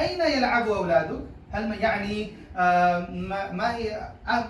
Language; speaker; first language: Arabic; non-native, fluent; Urdu